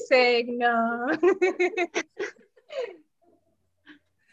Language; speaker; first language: English; native; English